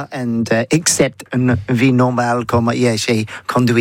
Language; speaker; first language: French; non-native, learner; English